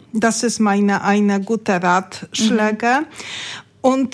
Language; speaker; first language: German; non-native, learner; Polish